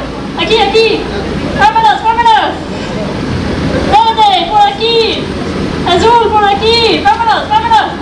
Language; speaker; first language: Spanish; non-native, fluent; English